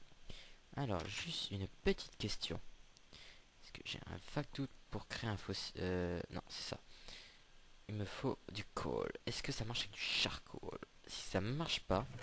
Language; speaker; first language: French; native; French